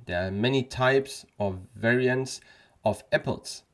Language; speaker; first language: English; non-native, fluent; German